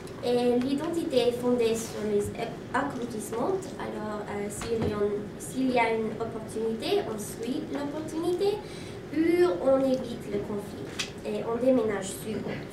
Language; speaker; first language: French; non-native, learner; English